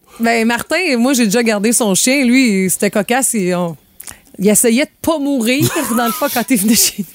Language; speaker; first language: French; native; French